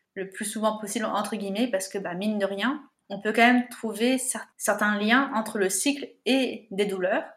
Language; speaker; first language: French; native; French